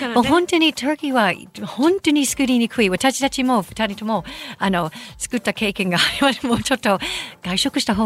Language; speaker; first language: Japanese; non-native, fluent; English